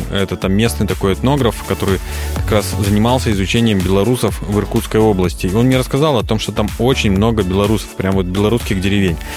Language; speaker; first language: Russian; native; Russian